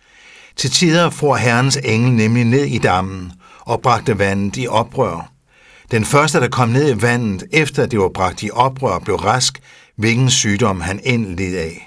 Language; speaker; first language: Danish; native; Danish